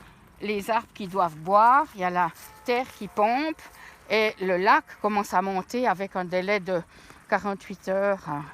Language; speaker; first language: French; native; French